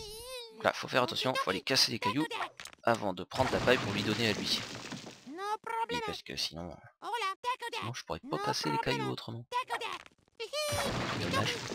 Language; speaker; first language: French; native; French